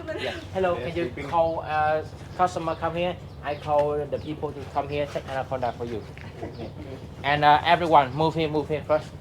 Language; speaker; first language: English; non-native, learner; Vietnamese